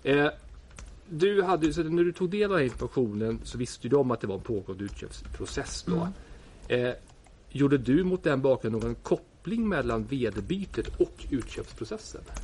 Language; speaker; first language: Swedish; native; Swedish